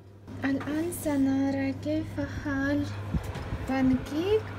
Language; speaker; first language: Arabic; non-native, fluent; Ukrainian